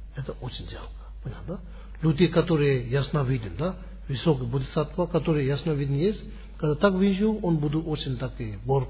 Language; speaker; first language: Russian; non-native, learner; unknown